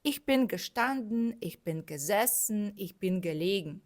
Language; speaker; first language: German; non-native, fluent; Ukrainian